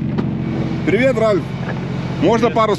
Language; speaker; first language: Russian; non-native, fluent; Lithuanian